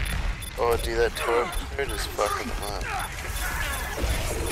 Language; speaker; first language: English; native; English